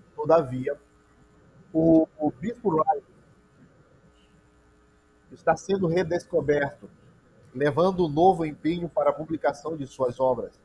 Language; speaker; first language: Portuguese; native; Portuguese